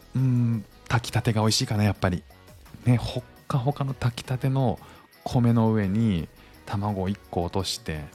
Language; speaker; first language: Japanese; native; Japanese